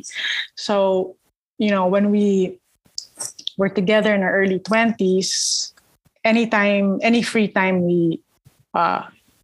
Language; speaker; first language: English; non-native, local second language; Filipino